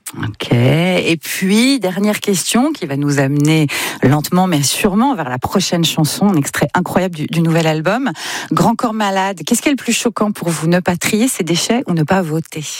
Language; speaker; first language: French; native; French